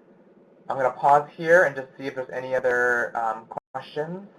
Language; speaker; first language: English; native; English